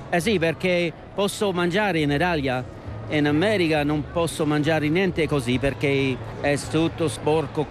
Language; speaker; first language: Italian; non-native, learner; English